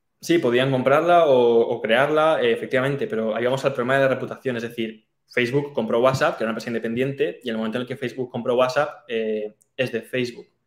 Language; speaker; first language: Spanish; native; Spanish